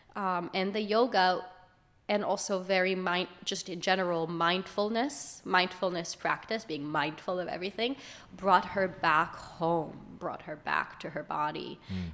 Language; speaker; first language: English; early bilingual, other home language; Hebrew